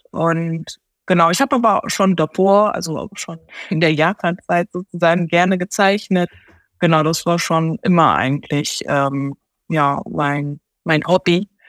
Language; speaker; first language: German; early bilingual, other home language; Japanese